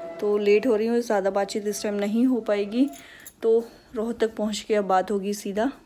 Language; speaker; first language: Hindi; native; Hindi